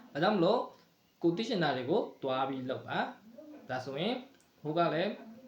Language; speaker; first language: Burmese; native; Burmese